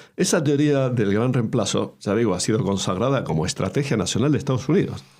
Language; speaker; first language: Spanish; native; Spanish